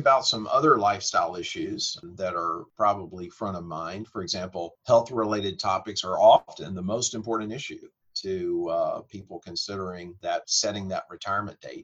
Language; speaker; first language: English; native; English